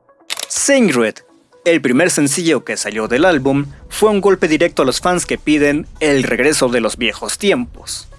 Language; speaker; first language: Spanish; native; Spanish